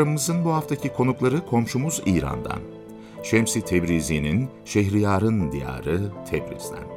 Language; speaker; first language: Turkish; native; Turkish